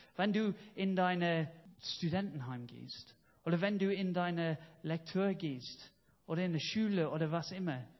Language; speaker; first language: German; non-native, fluent; English